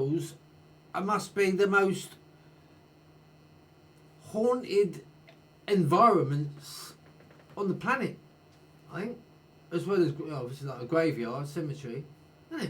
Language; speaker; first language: English; native; English